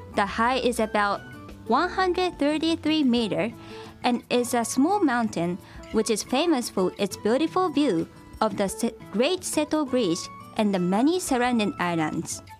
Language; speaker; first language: English; non-native, fluent; Japanese